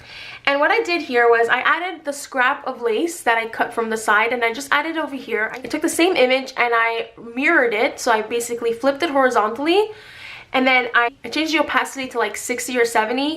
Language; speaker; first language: English; native; English